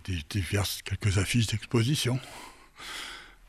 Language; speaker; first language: French; native; French